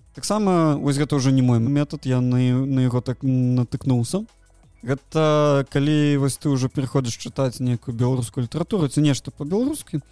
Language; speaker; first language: Belarusian; non-native, local second language; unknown